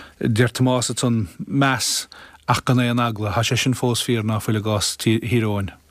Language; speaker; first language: Irish; native; Irish